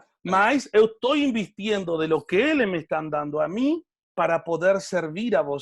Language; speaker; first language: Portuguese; non-native, learner; Spanish